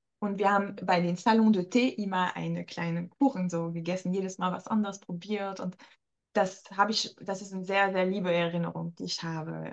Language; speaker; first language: German; non-native, fluent; French